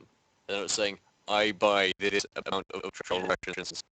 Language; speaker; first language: English; native; English